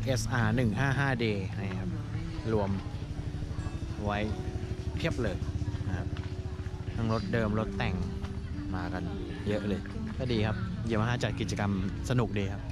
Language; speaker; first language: Thai; native; Thai